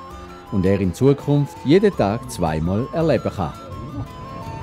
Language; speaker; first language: German; native; German